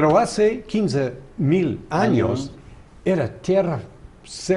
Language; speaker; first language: Spanish; non-native, fluent; English